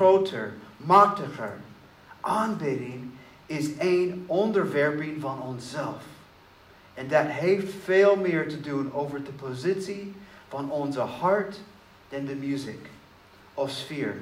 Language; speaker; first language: Dutch; non-native, learner; English